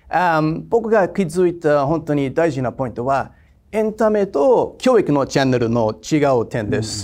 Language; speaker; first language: Japanese; non-native, fluent; English